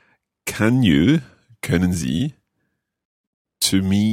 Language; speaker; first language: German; non-native, learner; English